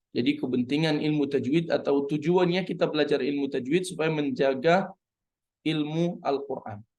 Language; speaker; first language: Indonesian; non-native, fluent; Arabic